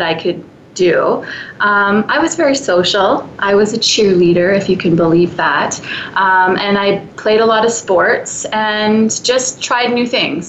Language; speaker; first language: English; native; English